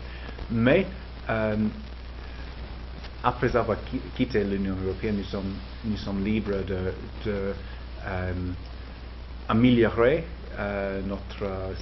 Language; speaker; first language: French; non-native, fluent; English